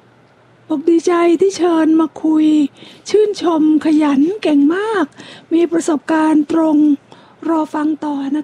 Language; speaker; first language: Thai; native; Thai